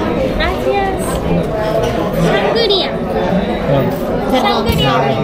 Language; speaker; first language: Spanish; non-native, learner; Korean